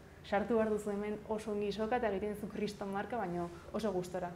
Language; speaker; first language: Basque; non-native, local second language; Spanish